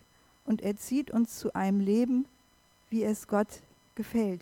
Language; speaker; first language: German; native; German